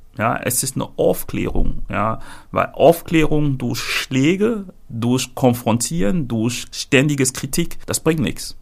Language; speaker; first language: German; non-native, fluent; French